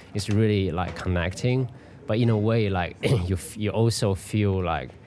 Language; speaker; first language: English; non-native, fluent; Chinese